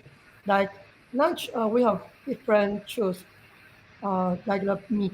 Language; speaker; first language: English; non-native, learner; Chinese